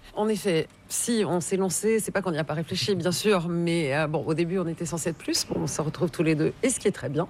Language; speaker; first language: French; native; French